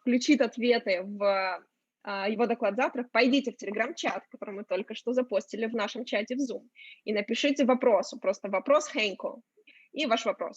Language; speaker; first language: Russian; native; Russian